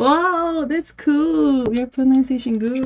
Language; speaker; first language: English; non-native, learner; Turkish